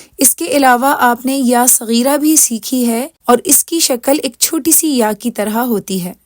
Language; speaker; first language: Urdu; native; Urdu